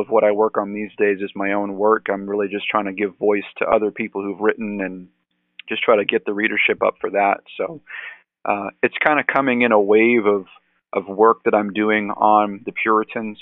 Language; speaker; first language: English; native; English